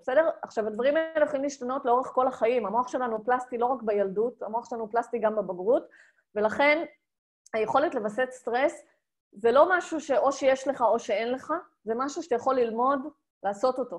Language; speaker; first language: Hebrew; native; Hebrew